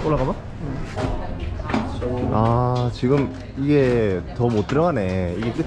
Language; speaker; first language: Korean; native; Korean